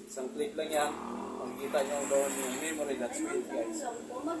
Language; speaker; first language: Filipino; native; Filipino